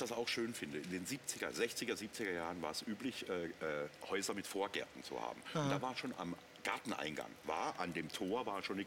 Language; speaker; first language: German; native; German